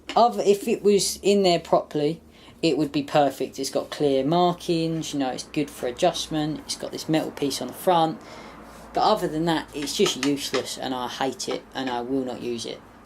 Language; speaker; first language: English; native; English